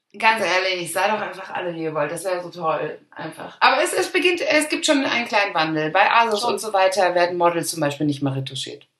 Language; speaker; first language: German; early bilingual, other home language; Arabic